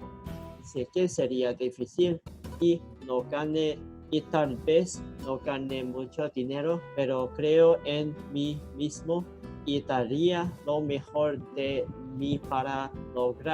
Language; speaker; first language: Spanish; non-native, learner; Cantonese